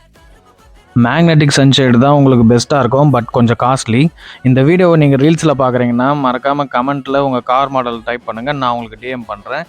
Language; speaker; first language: Tamil; native; Tamil